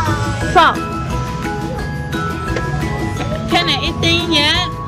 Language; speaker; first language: English; non-native, learner; Khmer